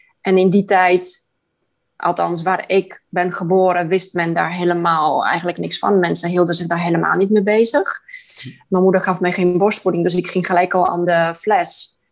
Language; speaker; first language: Dutch; non-native, fluent; Polish